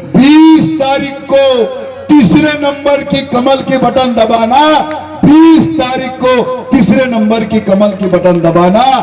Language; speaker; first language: Hindi; non-native, local second language; Marathi